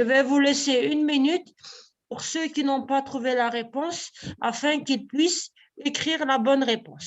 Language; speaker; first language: French; non-native, local second language; Arabic